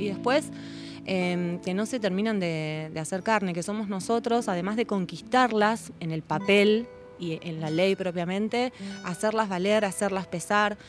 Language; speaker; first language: Spanish; native; Spanish